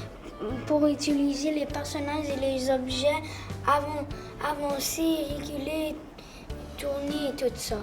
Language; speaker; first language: French; non-native, local second language; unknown